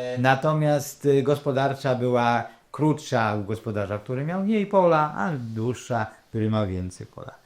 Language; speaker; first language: Polish; non-native, local second language; Rusyn